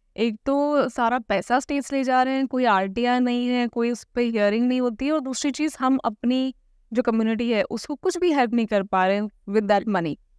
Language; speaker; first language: Hindi; native; Hindi